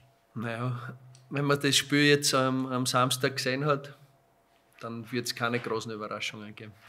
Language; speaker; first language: German; native; German